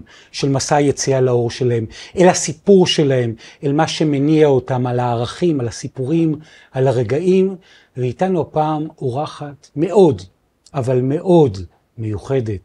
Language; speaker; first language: Hebrew; native; Hebrew